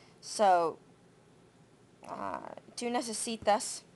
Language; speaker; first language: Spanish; non-native, learner; English